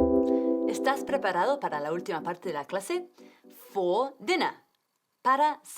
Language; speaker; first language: Spanish; non-native, fluent; English